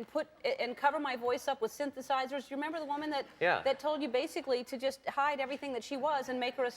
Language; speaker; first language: English; native; English